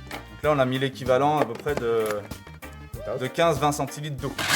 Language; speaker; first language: French; native; French